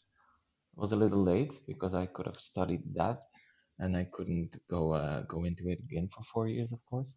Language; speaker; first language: English; non-native, fluent; Dutch